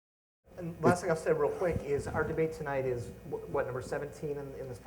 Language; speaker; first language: English; native; English